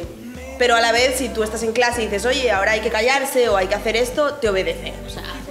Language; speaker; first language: Spanish; native; Spanish